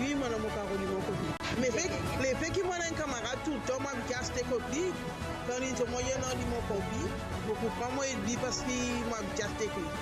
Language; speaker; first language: French; non-native, local second language; Morisyen